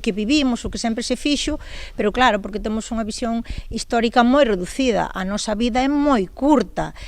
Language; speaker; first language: Galician; native; Galician